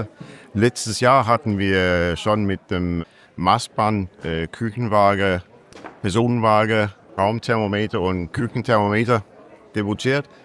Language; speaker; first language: German; non-native, learner; English